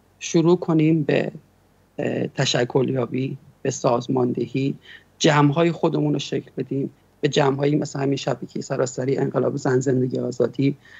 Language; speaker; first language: Persian; native; Persian